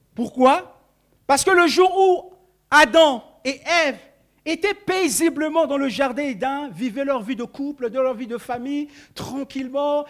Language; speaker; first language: French; non-native, local second language; Sango